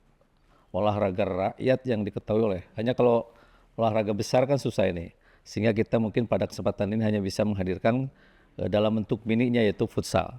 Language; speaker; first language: Indonesian; native; Indonesian